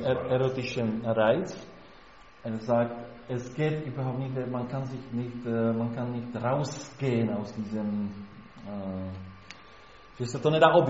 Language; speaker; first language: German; non-native, fluent; Czech